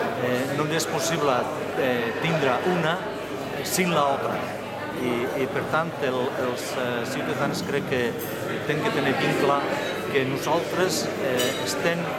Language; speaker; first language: Catalan; non-native, fluent; Basque